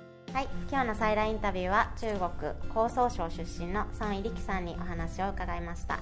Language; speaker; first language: Japanese; native; Japanese